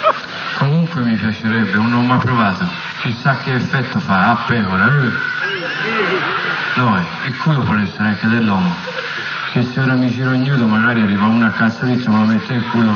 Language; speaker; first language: Italian; native; Italian